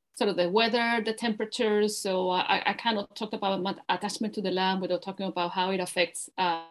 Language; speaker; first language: English; non-native, fluent; Spanish